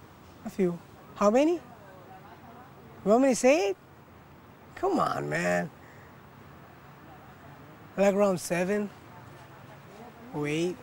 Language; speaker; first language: English; early bilingual, other home language; Spanish